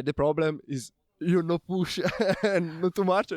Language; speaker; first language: English; non-native, learner; Italian